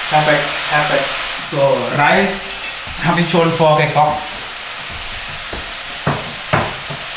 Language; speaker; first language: German; non-native, learner; Thai